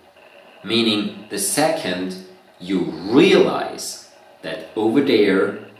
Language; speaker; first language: English; non-native, fluent; German